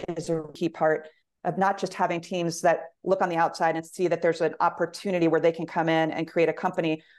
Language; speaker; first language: English; native; English